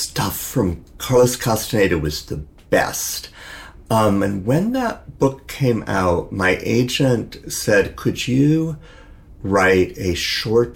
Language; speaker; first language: English; native; English